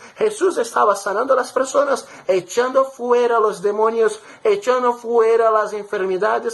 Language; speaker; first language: Spanish; non-native, fluent; Portuguese